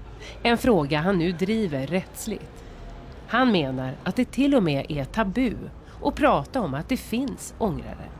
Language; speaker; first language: Swedish; native; Swedish